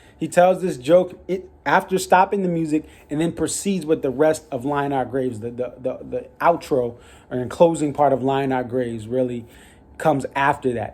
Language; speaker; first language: English; native; English